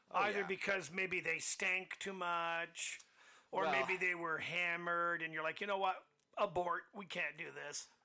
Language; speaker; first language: English; native; English